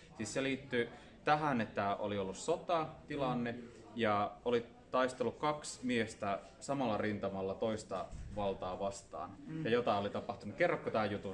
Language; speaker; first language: Finnish; native; Finnish